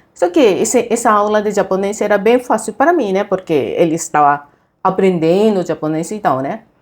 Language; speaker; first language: Portuguese; non-native, fluent; Japanese